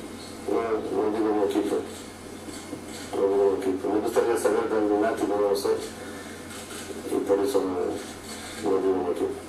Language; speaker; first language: Spanish; non-native, fluent; Portuguese